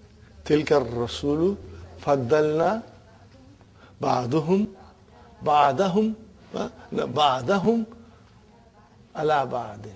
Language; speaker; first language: Arabic; non-native, fluent; Urdu